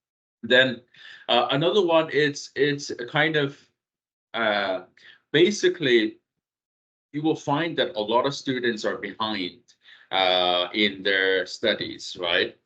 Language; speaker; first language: English; non-native, fluent; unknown